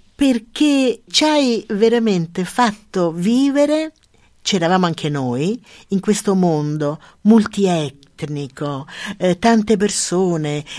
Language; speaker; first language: Italian; native; Italian